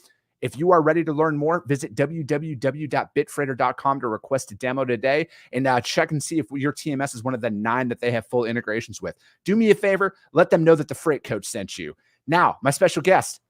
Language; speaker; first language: English; native; English